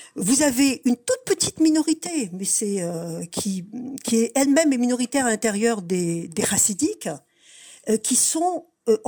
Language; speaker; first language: French; native; French